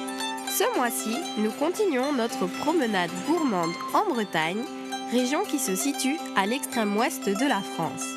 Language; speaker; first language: French; native; French